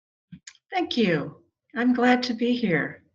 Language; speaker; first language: English; native; English